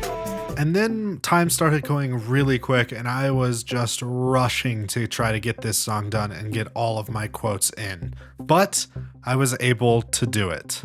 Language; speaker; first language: English; native; English